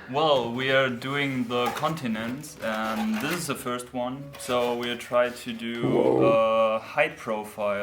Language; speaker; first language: English; non-native, fluent; German